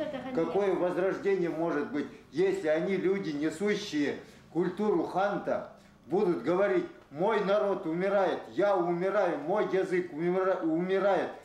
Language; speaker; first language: Russian; non-native, local second language; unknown